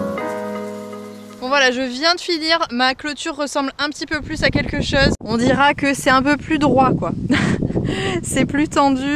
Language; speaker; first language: French; native; French